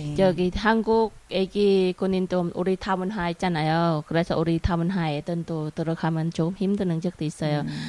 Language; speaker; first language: Korean; non-native, learner; Vietnamese